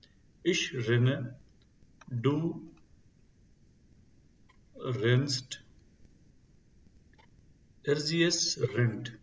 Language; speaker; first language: German; non-native, fluent; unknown